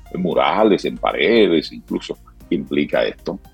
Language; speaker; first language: Spanish; native; Spanish